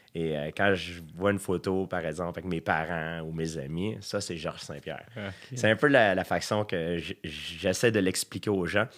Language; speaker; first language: French; native; French